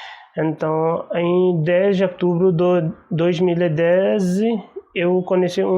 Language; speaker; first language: Portuguese; non-native, learner; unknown